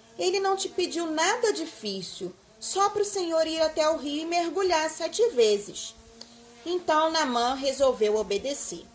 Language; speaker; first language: Portuguese; native; Portuguese